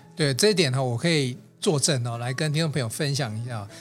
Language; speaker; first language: Chinese; native; Chinese